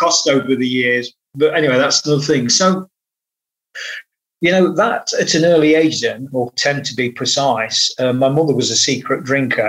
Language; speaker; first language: English; native; English